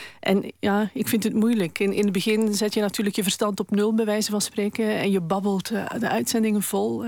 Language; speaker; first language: Dutch; native; Dutch